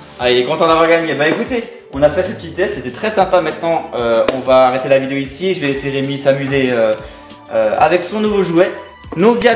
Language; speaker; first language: French; native; French